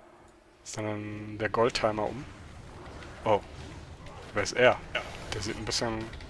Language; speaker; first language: German; native; German